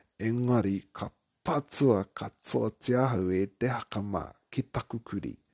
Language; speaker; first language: Māori; native; Māori